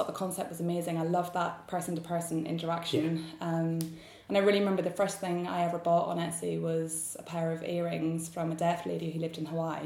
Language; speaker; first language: English; native; English